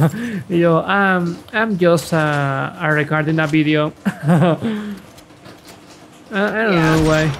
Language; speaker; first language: English; non-native, learner; Spanish